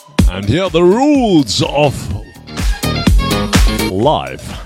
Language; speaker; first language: English; non-native, learner; German